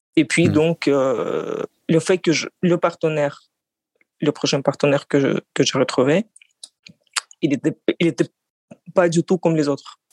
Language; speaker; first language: French; non-native, fluent; Russian